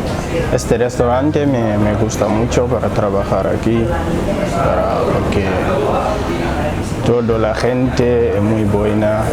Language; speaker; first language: Spanish; non-native, learner; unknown